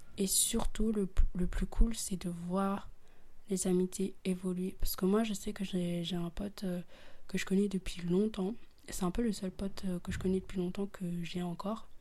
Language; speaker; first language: French; early bilingual, other home language; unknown